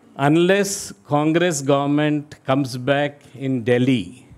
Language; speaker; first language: English; non-native, local second language; Telugu